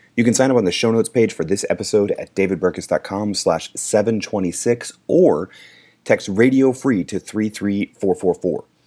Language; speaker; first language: English; native; English